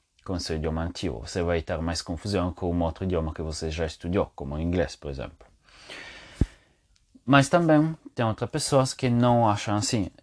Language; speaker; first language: Portuguese; non-native, fluent; Italian